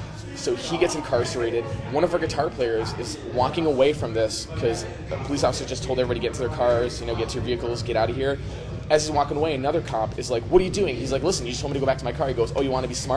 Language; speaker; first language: English; native; English